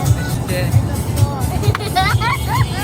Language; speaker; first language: Russian; non-native, local second language; Yakut